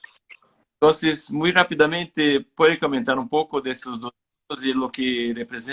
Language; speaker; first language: Spanish; non-native, fluent; Portuguese